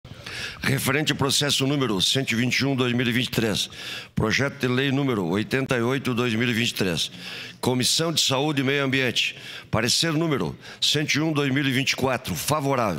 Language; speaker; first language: Portuguese; native; Portuguese